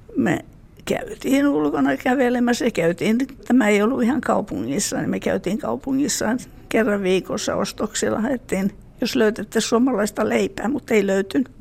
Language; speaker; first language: Finnish; native; Finnish